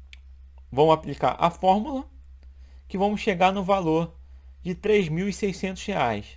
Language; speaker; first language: Portuguese; native; Portuguese